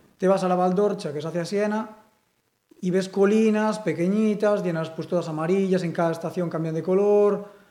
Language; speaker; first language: Spanish; non-native, local second language; Galician